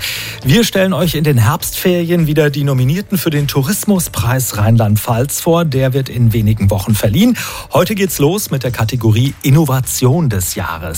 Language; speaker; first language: German; native; German